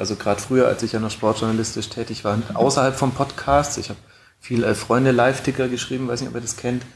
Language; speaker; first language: German; native; German